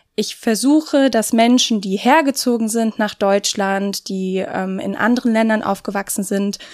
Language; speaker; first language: German; native; German